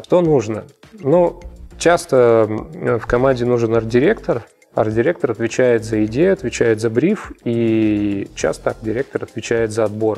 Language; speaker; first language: Russian; native; Russian